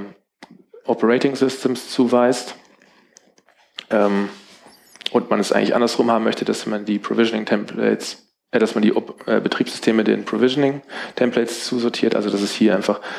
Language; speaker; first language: German; native; German